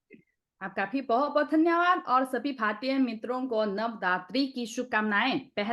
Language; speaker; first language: Hindi; non-native, fluent; Chinese